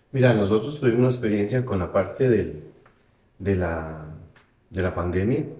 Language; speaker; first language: Spanish; native; Spanish